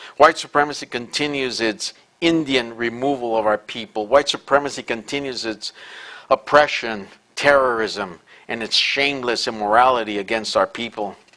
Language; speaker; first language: English; early bilingual, other home language; Spanish